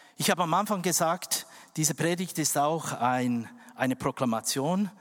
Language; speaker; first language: German; non-native, fluent; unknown